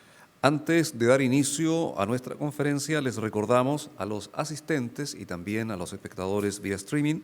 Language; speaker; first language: Spanish; native; Spanish